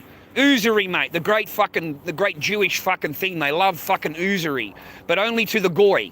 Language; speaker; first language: English; native; English